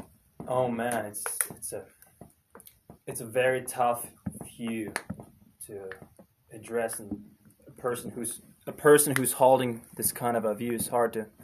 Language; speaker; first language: English; non-native, fluent; Finnish